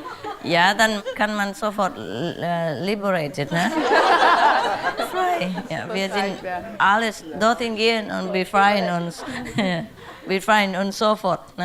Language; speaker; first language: German; non-native, learner; Vietnamese